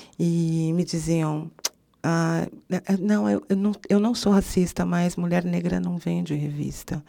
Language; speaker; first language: Portuguese; native; Portuguese